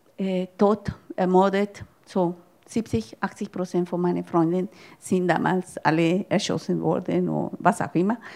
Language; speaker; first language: German; non-native, fluent; Spanish